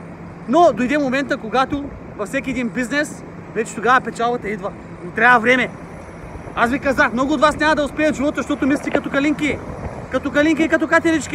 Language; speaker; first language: Bulgarian; native; Bulgarian